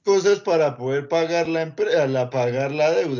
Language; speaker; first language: Spanish; native; Spanish